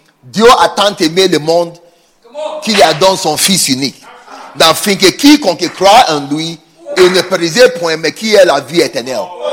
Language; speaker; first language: French; non-native, learner; English